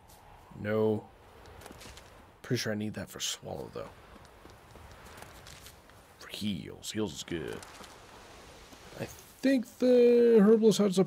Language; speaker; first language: English; native; English